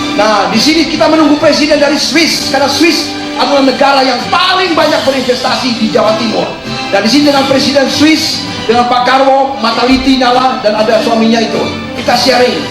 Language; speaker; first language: Indonesian; early bilingual, heritage; Indonesian